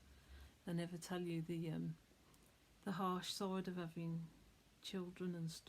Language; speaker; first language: English; native; English